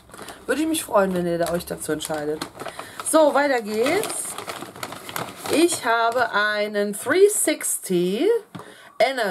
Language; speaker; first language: German; native; German